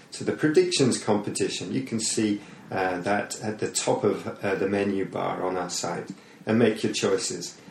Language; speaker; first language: English; native; English